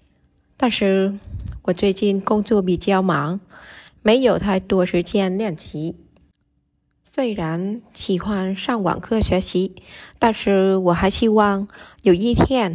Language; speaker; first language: Chinese; non-native, learner; Vietnamese